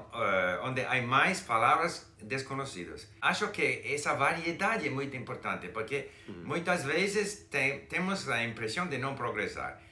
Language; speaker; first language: Portuguese; non-native, fluent; English